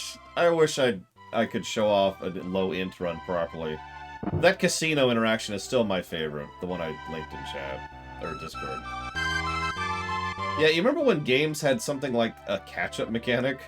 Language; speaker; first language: English; native; English